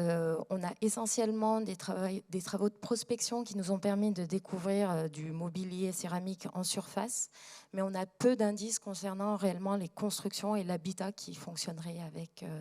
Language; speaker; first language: French; native; French